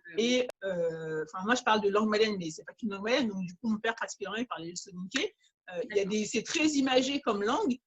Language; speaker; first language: French; early bilingual, other home language; Bambara